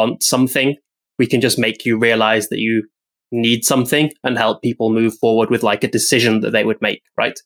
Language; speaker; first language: English; native; English